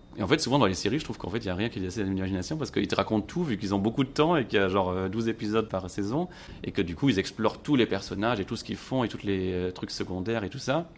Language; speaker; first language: French; non-native, local second language; Luxembourgish